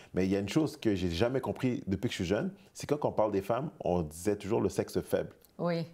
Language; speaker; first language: French; native; French